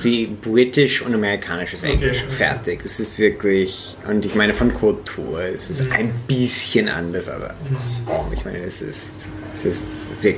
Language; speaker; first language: German; non-native, fluent; English